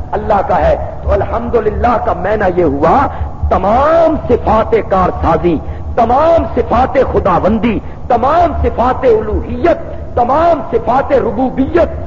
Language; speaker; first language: Urdu; non-native, local second language; Punjabi